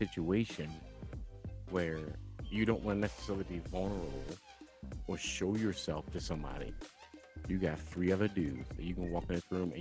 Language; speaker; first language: English; native; English